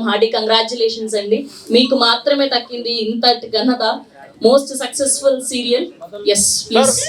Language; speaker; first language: Telugu; native; Telugu